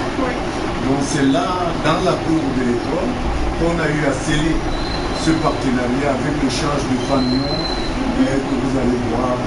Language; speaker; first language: French; non-native, local second language; Wolof